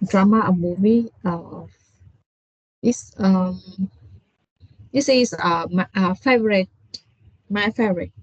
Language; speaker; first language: English; non-native, learner; Vietnamese